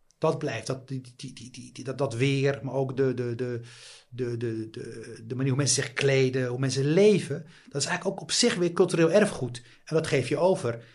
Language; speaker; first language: Dutch; early bilingual, other home language; Riffian